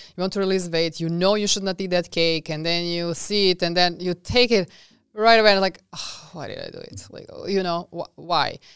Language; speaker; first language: English; non-native, fluent; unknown